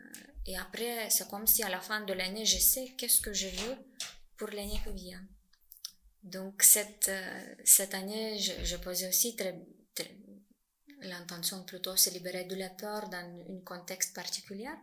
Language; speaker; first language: French; non-native, fluent; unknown